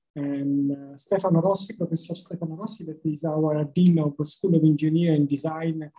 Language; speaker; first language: English; non-native, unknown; Italian